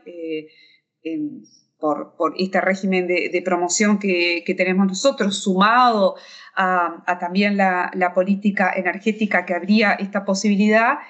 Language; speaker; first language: Spanish; native; Spanish